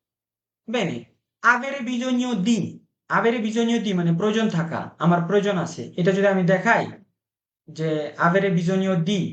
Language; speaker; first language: Italian; non-native, fluent; Bangla